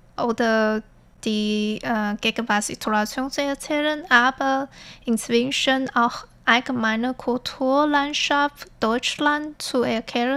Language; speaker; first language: German; non-native, fluent; Chinese